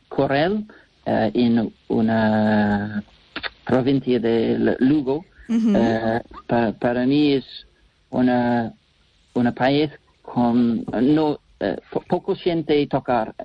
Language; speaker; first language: Spanish; non-native, learner; English